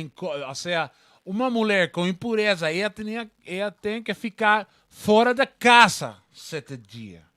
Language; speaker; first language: Portuguese; non-native, learner; Spanish